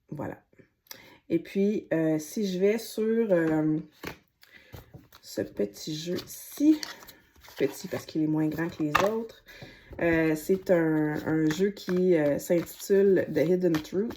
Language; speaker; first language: French; native; French